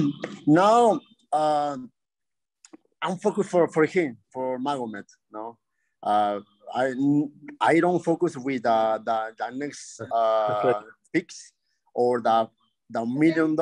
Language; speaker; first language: English; non-native, learner; Spanish